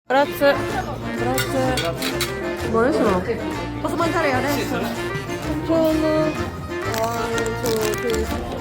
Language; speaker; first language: Italian; non-native, learner; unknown